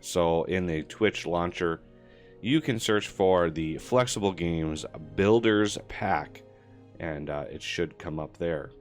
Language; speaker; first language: English; native; English